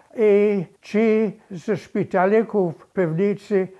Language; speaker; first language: Polish; early bilingual, other home language; English